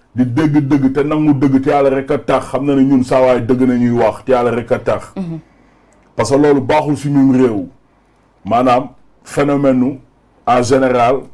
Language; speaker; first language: Wolof; native; Wolof